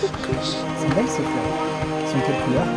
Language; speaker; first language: French; native; French